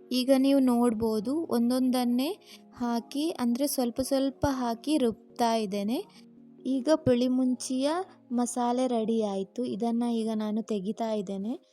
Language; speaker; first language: Kannada; non-native, local second language; Tulu